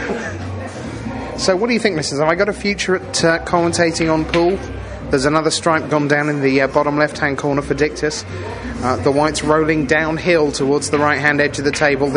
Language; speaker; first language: English; native; English